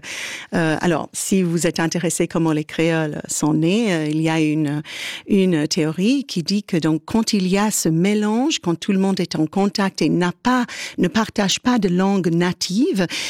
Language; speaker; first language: French; native; French